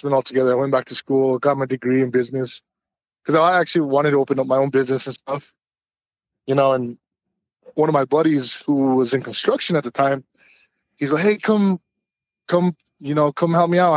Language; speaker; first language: English; native; English